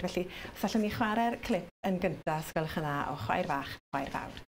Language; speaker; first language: Welsh; native; Welsh